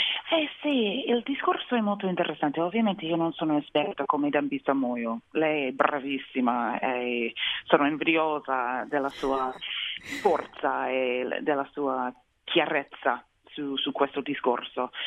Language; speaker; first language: Italian; non-native, fluent; English